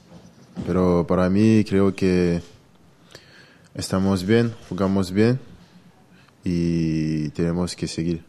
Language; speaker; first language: Spanish; non-native, learner; French